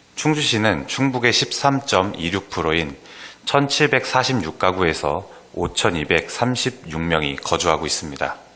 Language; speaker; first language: Korean; native; Korean